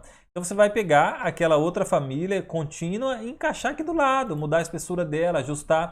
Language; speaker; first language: Portuguese; native; Portuguese